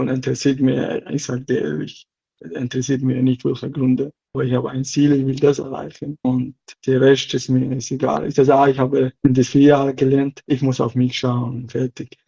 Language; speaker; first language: German; non-native, learner; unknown